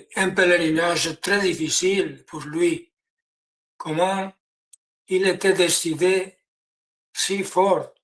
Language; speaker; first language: French; non-native, learner; Spanish